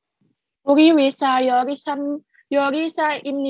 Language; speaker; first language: Korean; non-native, learner; Indonesian